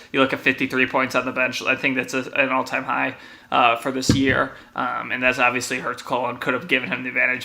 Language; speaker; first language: English; native; English